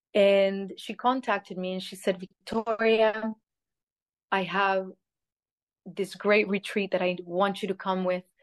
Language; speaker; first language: English; early bilingual, other home language; Spanish